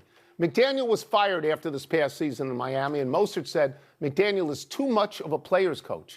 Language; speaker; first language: English; native; English